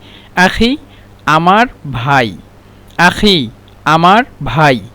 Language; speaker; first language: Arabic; non-native, fluent; Bangla